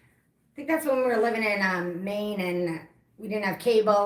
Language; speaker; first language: English; native; English